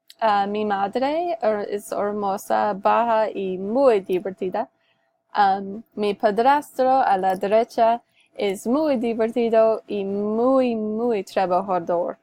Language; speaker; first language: Spanish; non-native, learner; English